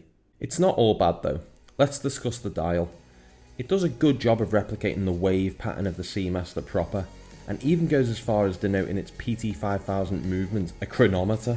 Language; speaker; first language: English; native; English